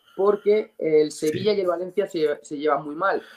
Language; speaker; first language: Spanish; native; Spanish